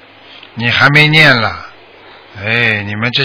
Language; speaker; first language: Chinese; native; Chinese